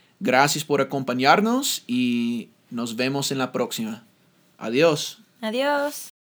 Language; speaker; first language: Spanish; non-native, fluent; English